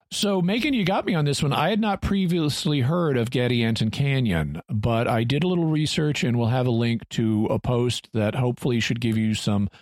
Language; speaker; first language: English; native; English